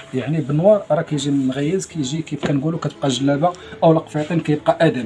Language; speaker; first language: Arabic; native; Arabic